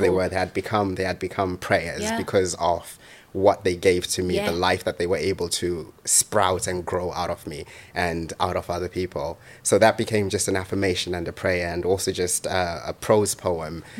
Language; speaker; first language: English; non-native, local second language; Shona